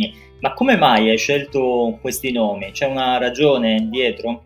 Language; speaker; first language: Italian; native; Italian